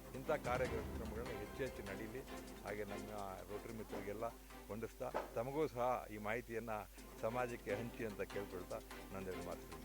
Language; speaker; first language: Kannada; native; Kannada